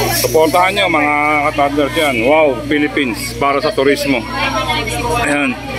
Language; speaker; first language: Filipino; native; Filipino